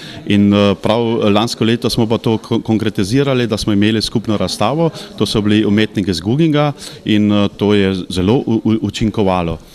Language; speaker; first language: Slovenian; early bilingual, heritage; Slovenian